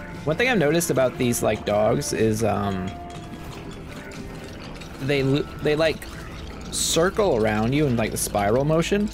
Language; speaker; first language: English; native; English